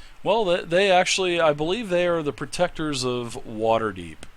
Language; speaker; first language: English; native; English